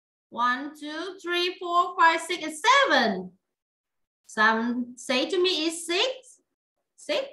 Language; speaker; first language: English; non-native, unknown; Vietnamese